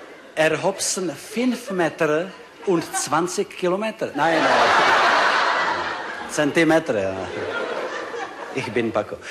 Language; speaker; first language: German; non-native, learner; Czech